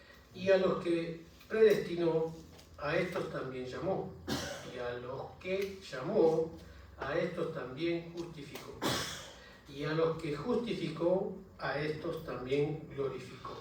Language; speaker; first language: Spanish; native; Spanish